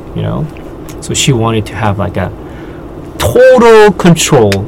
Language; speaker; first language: English; non-native, fluent; Korean